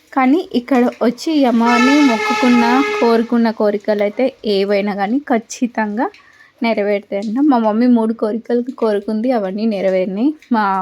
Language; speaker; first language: Telugu; non-native, local second language; Lambadi